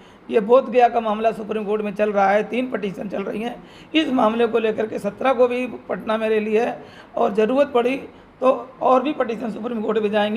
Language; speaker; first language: Hindi; native; Hindi